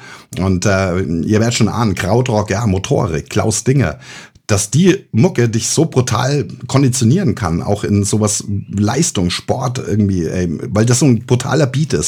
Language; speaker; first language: German; native; German